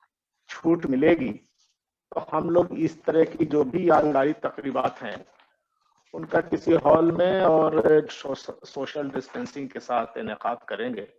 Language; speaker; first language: Urdu; native; Urdu